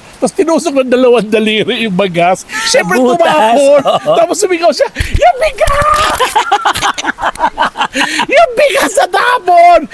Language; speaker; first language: Filipino; native; Filipino